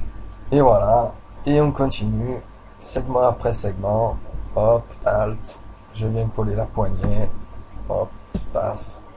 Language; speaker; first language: French; native; French